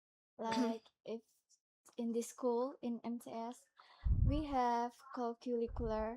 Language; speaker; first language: English; non-native, learner; Indonesian